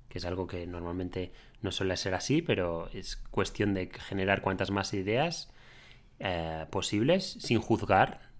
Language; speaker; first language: Spanish; native; Spanish